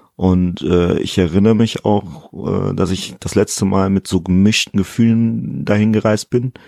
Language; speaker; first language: German; early bilingual, other home language; Fula